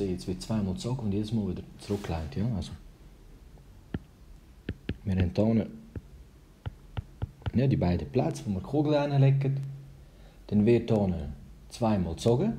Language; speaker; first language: German; early bilingual, other home language; Albanian